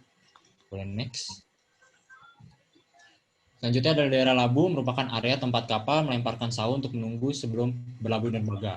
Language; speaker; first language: Indonesian; native; Indonesian